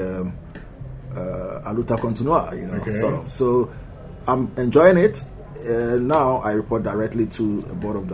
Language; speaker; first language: English; non-native, local second language; Akan